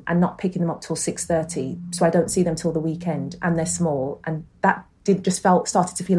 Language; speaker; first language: English; native; English